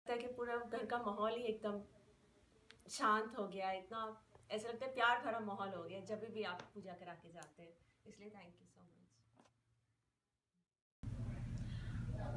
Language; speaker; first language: Hindi; native; Hindi